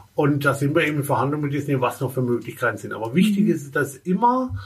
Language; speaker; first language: German; native; German